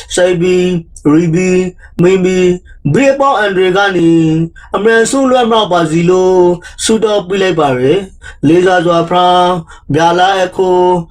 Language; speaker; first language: Burmese; native; Burmese